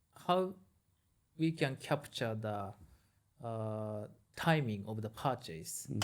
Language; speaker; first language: English; non-native, learner; Japanese